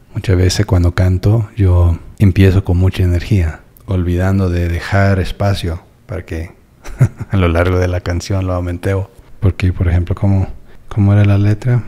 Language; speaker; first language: Spanish; non-native, fluent; English